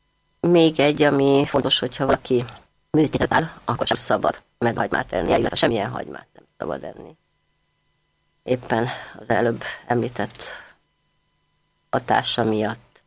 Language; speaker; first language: Hungarian; native; Hungarian